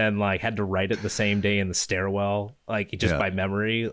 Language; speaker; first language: English; native; English